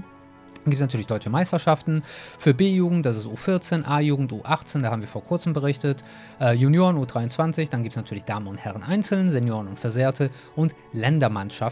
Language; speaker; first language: German; native; German